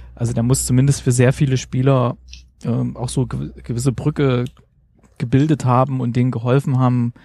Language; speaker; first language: German; native; German